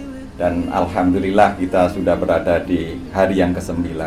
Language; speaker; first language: Indonesian; native; Indonesian